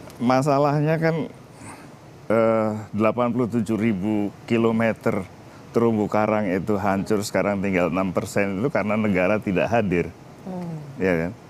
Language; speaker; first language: Indonesian; native; Indonesian